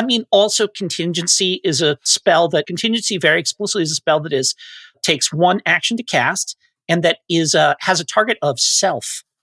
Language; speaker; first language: English; native; English